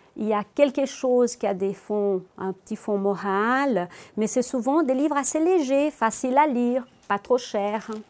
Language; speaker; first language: French; non-native, fluent; Portuguese